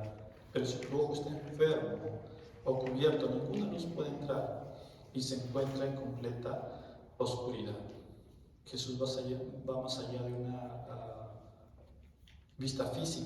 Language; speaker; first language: Spanish; native; Spanish